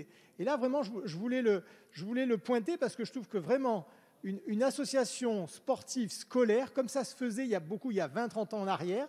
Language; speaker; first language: French; native; French